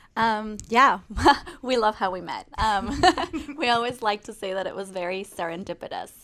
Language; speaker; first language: English; non-native, fluent; Spanish